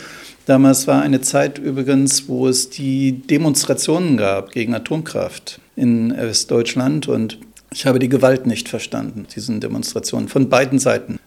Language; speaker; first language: German; native; German